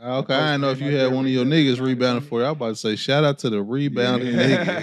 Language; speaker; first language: English; native; English